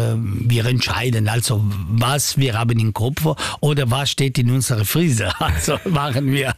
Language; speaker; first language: German; non-native, learner; Italian